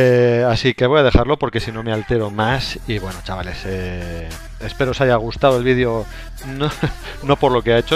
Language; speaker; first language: Spanish; native; Spanish